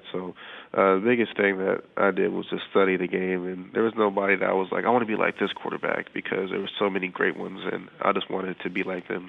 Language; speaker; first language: English; native; English